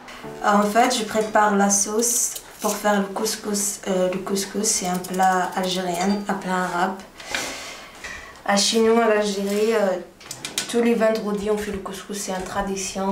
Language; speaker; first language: French; non-native, learner; Arabic